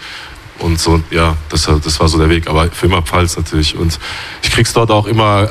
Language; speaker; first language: German; early bilingual, other home language; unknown